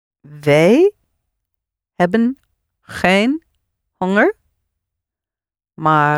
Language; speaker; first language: Dutch; non-native, learner; English